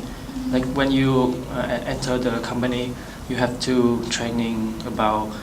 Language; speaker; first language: English; non-native, learner; Vietnamese